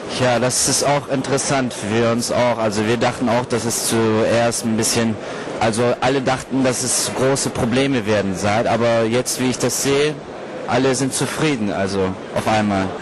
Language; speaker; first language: German; non-native, fluent; Turkish